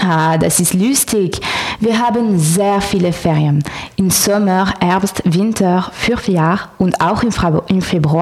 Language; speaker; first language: German; non-native, learner; French